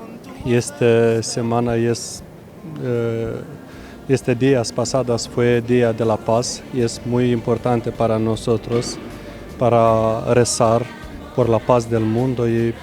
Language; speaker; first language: Spanish; non-native, learner; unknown